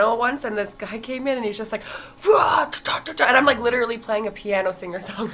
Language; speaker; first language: English; native; English